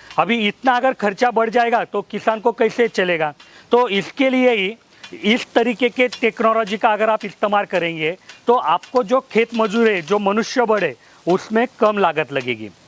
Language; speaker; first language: Hindi; non-native, local second language; Marathi